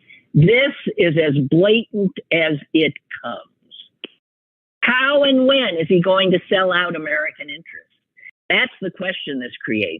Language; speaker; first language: English; native; English